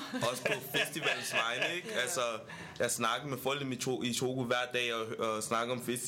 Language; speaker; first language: Danish; non-native, fluent; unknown